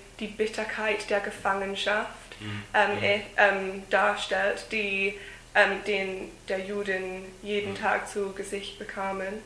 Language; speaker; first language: German; non-native, fluent; English